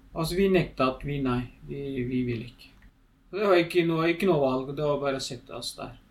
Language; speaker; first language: Norwegian; non-native, learner; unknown